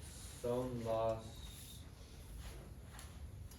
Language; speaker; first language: Spanish; non-native, learner; English